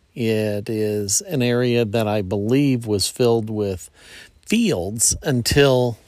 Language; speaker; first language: English; native; English